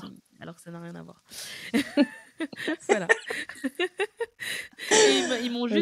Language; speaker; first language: French; native; French